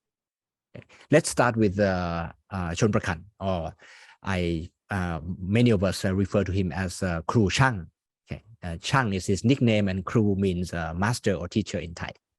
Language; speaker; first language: English; non-native, fluent; Thai